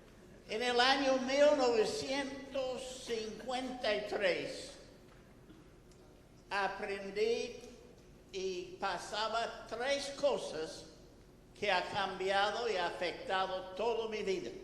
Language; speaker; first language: Spanish; non-native, fluent; English